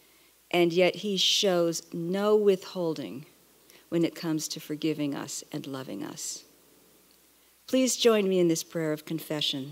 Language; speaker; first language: English; native; English